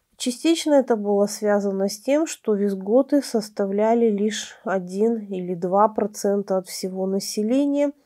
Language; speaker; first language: Russian; native; Russian